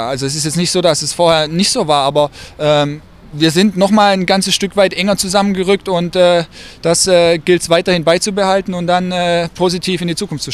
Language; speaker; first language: German; native; German